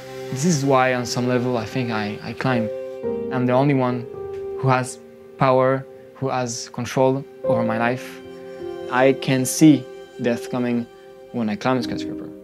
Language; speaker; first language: English; non-native, fluent; French